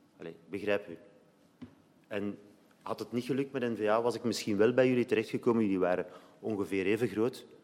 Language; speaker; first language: Dutch; native; Dutch